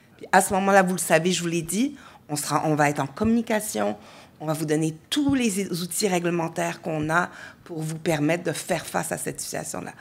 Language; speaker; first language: French; native; French